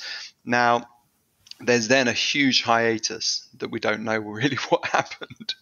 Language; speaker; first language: English; native; English